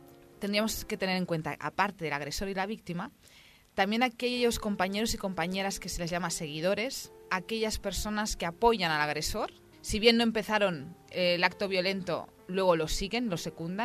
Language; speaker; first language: Spanish; native; Spanish